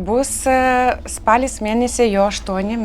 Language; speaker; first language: Lithuanian; non-native, learner; Ukrainian